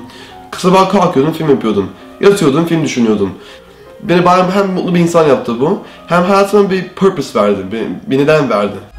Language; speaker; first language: Turkish; early bilingual, heritage; Turkish